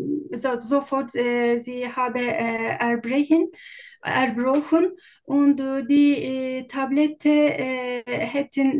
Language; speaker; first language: German; non-native, learner; Turkish